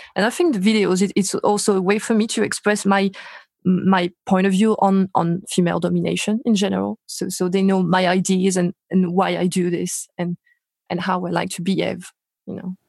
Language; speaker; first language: English; non-native, fluent; French